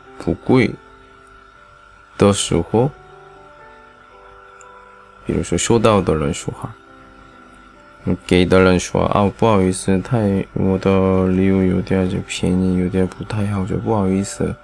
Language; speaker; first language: Chinese; non-native, fluent; Korean